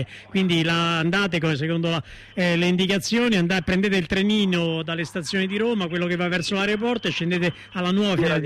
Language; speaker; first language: Italian; native; Italian